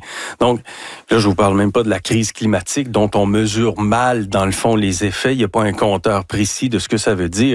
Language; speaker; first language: French; native; French